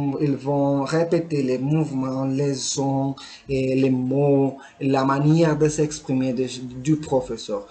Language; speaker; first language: French; non-native, learner; Spanish